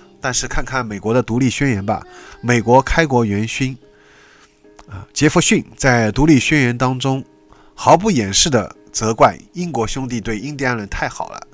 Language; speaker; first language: Chinese; native; Chinese